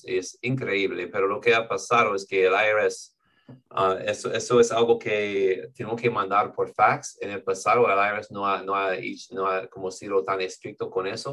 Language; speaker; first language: Spanish; non-native, fluent; English